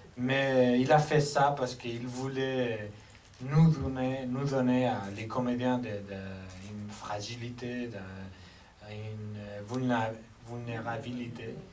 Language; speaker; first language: French; non-native, fluent; Spanish